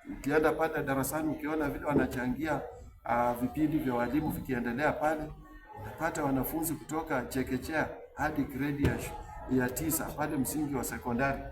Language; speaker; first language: Swahili; non-native, local second language; Luyia